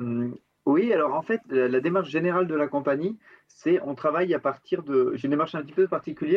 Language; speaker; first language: French; native; French